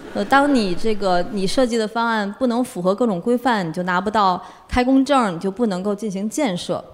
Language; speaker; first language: Chinese; native; Chinese